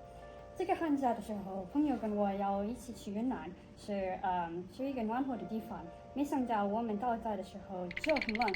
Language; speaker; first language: Chinese; non-native, learner; English